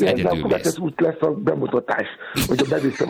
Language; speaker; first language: Hungarian; non-native, learner; Yoruba